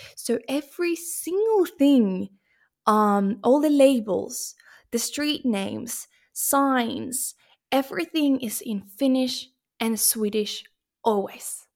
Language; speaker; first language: English; non-native, fluent; Finnish